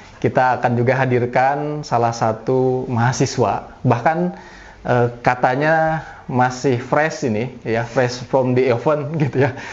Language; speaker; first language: Indonesian; native; Indonesian